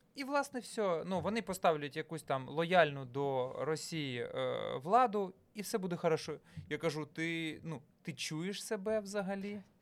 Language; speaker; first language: Ukrainian; non-native, local second language; Russian